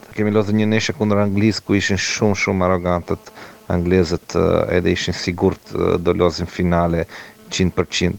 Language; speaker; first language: Albanian; non-native, learner; Croatian